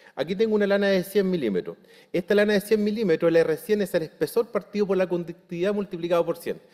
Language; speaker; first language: Spanish; native; Spanish